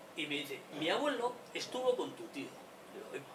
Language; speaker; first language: Spanish; non-native, local second language; Basque